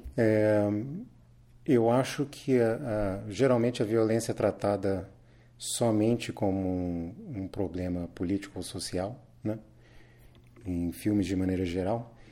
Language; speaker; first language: Portuguese; native; Portuguese